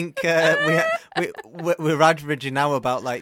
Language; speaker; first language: English; native; English